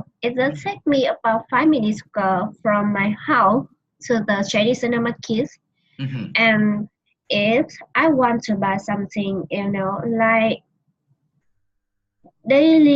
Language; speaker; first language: English; non-native, learner; Vietnamese